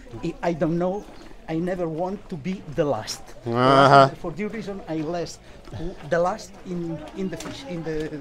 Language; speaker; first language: English; non-native, learner; Galician